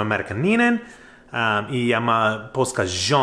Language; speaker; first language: Polish; non-native, learner; English